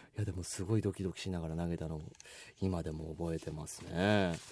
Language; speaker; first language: Japanese; native; Japanese